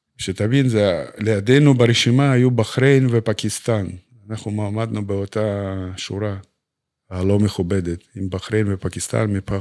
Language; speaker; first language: Hebrew; non-native, fluent; Russian